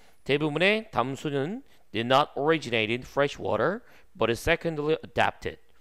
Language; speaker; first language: English; non-native, fluent; Korean